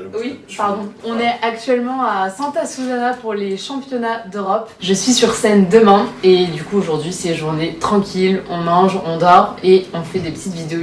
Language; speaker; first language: French; native; French